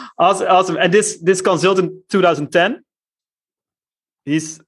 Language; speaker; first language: English; non-native, fluent; Dutch